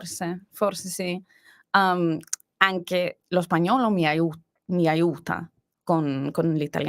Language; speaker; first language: Italian; non-native, learner; English